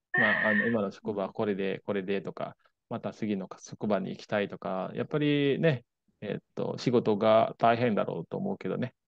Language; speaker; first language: Japanese; non-native, fluent; Indonesian